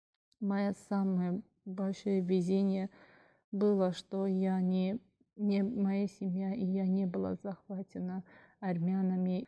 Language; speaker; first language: Russian; non-native, fluent; Azerbaijani